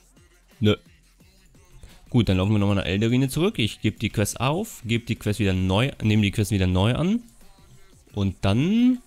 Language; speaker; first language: German; native; German